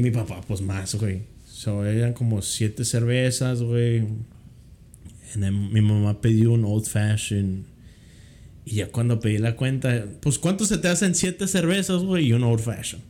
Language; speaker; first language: Spanish; early bilingual, heritage; Spanish